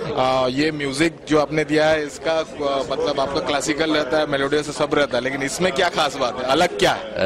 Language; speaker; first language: Hindi; non-native, local second language; Odia